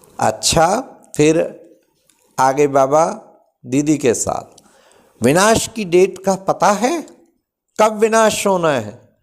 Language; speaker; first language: Hindi; native; Hindi